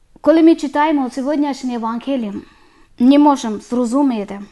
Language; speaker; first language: Ukrainian; non-native, learner; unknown